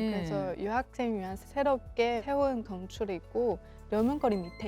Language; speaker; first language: Korean; non-native, local second language; Chinese